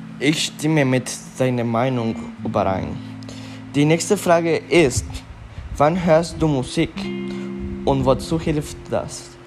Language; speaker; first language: German; non-native, learner; Spanish